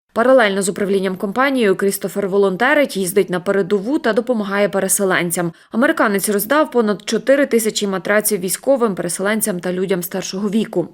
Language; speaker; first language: Ukrainian; native; Ukrainian